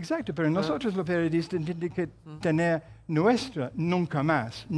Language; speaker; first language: Spanish; non-native, fluent; English